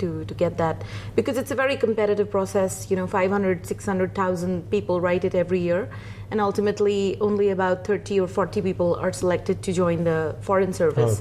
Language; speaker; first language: English; non-native, local second language; Hindi